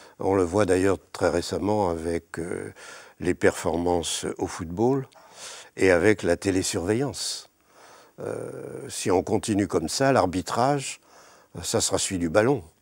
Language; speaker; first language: French; native; French